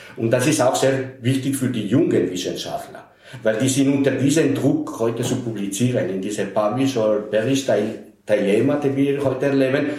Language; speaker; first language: German; non-native, fluent; Spanish